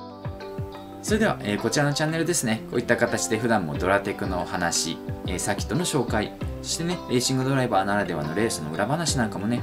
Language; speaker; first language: Japanese; native; Japanese